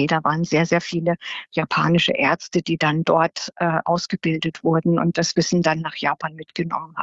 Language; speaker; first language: German; native; German